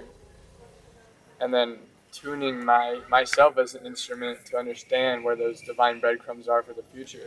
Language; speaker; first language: English; native; English